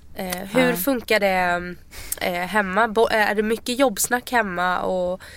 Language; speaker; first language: Swedish; native; Swedish